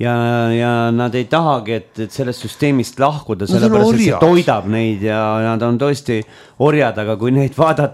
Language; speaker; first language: Estonian; native; Estonian